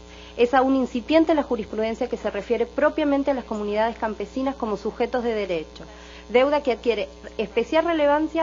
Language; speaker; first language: Spanish; native; Spanish